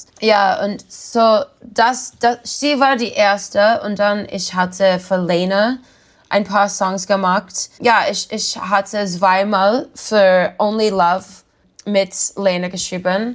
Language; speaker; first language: German; non-native, learner; English